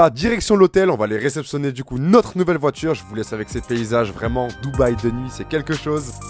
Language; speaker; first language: French; native; French